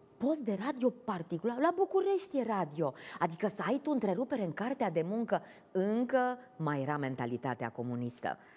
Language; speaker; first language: Romanian; native; Romanian